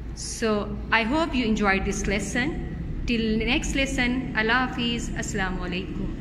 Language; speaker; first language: English; non-native, local second language; Urdu